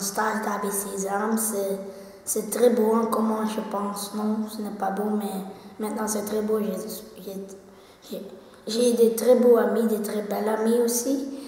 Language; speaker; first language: French; non-native, local second language; Dutch